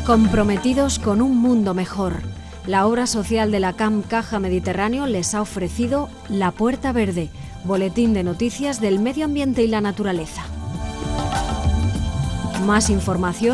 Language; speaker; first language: Spanish; native; Spanish